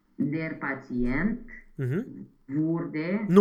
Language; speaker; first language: German; non-native, learner; Romanian